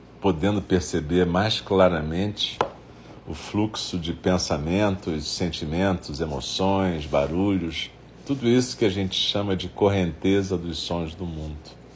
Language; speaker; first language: Portuguese; native; Portuguese